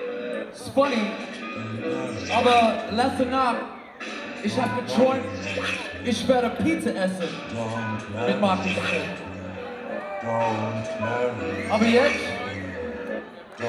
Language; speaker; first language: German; non-native, learner; English